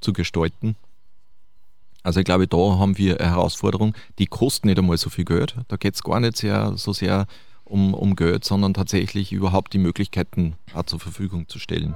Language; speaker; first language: German; native; German